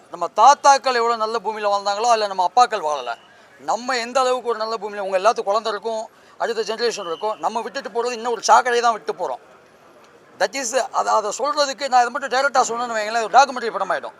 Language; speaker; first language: Tamil; native; Tamil